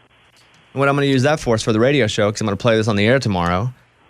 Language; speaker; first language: English; native; English